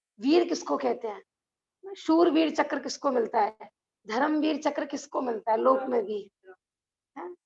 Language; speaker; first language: Hindi; native; Hindi